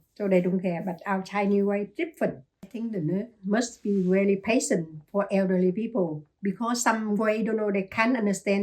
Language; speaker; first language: English; non-native, learner; Chinese